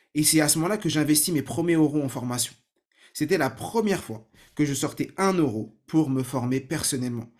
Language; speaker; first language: French; native; French